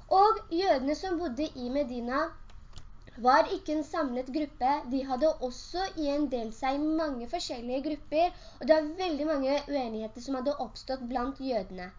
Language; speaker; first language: Norwegian; early bilingual, other home language; Urdu